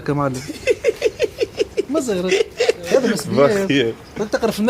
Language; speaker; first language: Arabic; native; Arabic